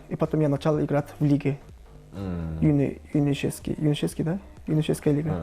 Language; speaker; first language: Russian; non-native, learner; Turkish